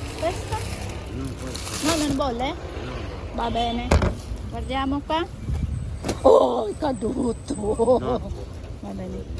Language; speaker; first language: Italian; non-native, learner; Filipino